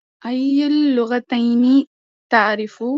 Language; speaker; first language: Arabic; non-native, learner; Tamil